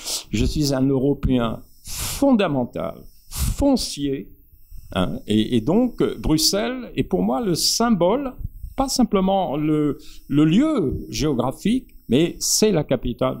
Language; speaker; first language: French; native; French